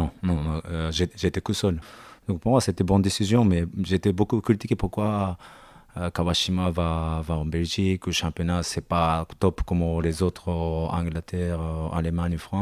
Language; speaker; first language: French; non-native, learner; Japanese